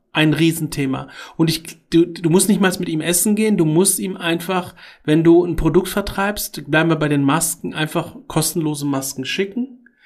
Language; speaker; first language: German; early bilingual, other home language; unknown